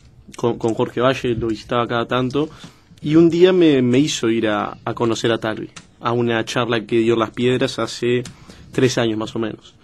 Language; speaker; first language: Spanish; native; Spanish